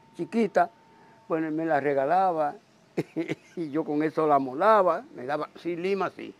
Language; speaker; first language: Spanish; native; Spanish